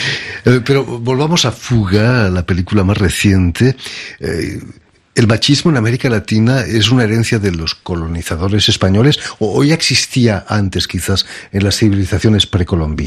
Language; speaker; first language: Spanish; native; Spanish